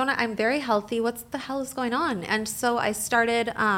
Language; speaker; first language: English; native; English